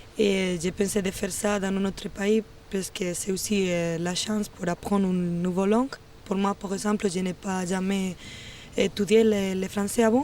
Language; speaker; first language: French; non-native, learner; Spanish